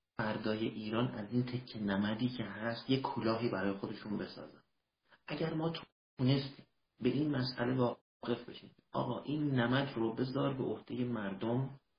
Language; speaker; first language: Persian; early bilingual, heritage; Persian